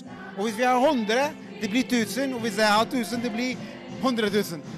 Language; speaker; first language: Swedish; non-native, fluent; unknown